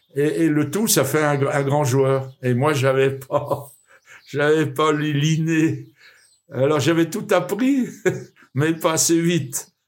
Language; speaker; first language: French; native; French